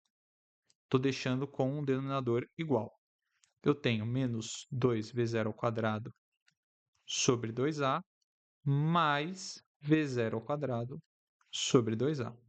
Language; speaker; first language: Portuguese; native; Portuguese